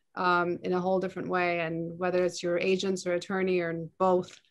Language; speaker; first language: English; non-native, fluent; Turkish